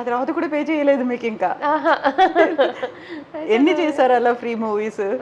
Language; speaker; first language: Telugu; native; Telugu